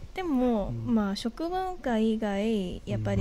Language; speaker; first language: Japanese; non-native, fluent; Vietnamese